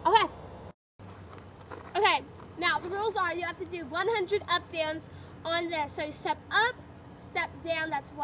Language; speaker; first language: English; native; English